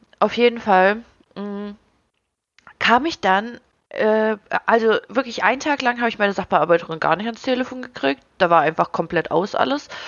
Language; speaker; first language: German; early bilingual, other home language; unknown